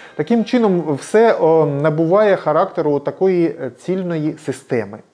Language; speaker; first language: Ukrainian; native; Ukrainian